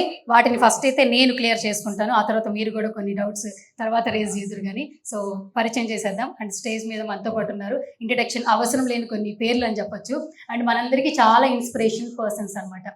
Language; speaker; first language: Telugu; native; Telugu